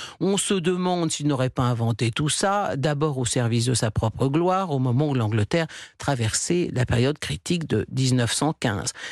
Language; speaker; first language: French; native; French